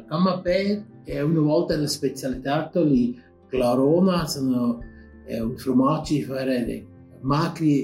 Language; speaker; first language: Italian; non-native, learner; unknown